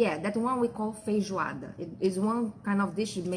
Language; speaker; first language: English; non-native, fluent; Portuguese